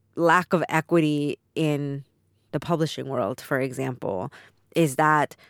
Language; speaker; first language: English; early bilingual, other home language; Spanish